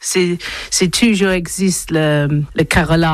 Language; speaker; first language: French; non-native, learner; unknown